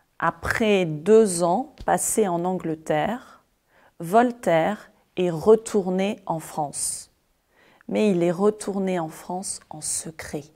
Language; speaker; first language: French; native; French